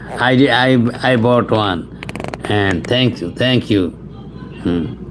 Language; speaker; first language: English; non-native, local second language; Bangla